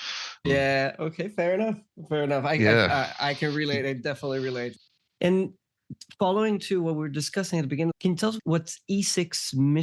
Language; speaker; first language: English; non-native, fluent; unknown